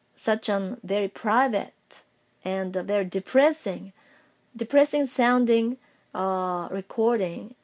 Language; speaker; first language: English; non-native, fluent; Japanese